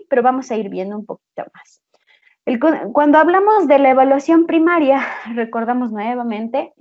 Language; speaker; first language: Spanish; native; Spanish